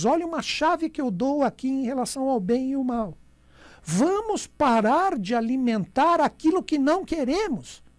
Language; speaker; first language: Portuguese; native; Portuguese